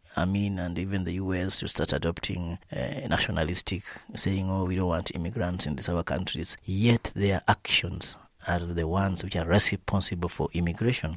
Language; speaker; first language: English; non-native, local second language; Luo (Kenya and Tanzania)